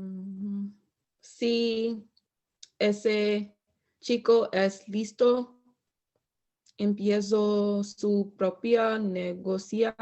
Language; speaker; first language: Spanish; non-native, learner; English